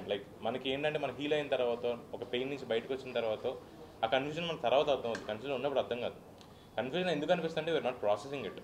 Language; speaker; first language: Telugu; native; Telugu